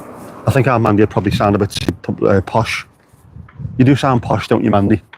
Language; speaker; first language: English; native; English